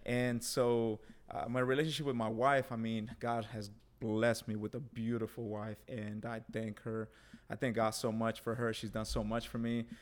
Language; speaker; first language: English; early bilingual, other home language; Spanish